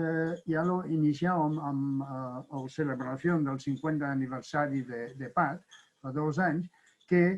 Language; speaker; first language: Catalan; non-native, fluent; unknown